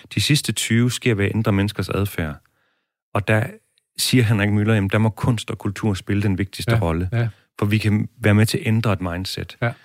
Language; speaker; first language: Danish; native; Danish